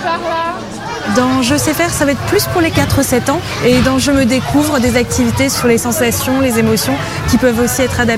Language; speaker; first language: French; native; French